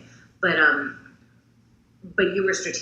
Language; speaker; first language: English; native; English